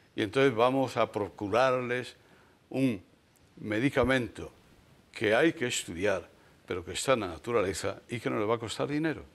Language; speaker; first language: Spanish; native; Spanish